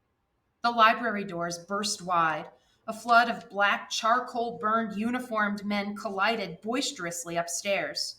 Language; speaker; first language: English; native; English